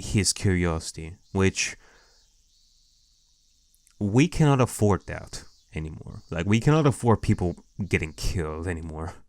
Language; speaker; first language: English; native; English